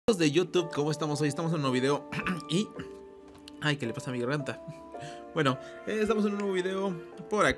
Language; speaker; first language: Spanish; native; Spanish